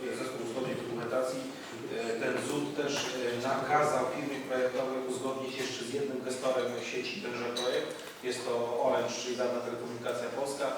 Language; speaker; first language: Polish; native; Polish